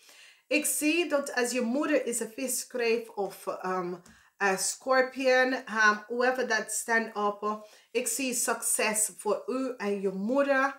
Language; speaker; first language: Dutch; non-native, learner; English